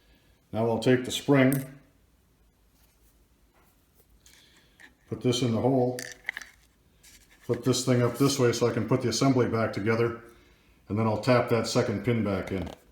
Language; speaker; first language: English; native; English